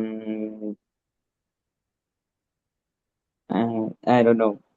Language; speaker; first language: English; non-native, learner; Vietnamese